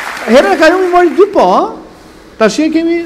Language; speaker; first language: Albanian; native; Albanian